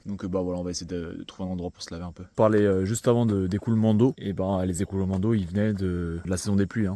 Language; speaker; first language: French; native; French